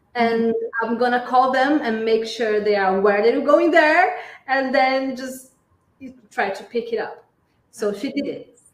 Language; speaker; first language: English; non-native, fluent; Portuguese